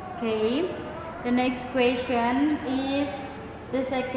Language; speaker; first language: English; non-native, learner; Indonesian